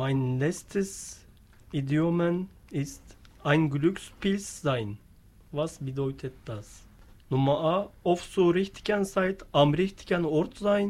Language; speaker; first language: German; non-native, learner; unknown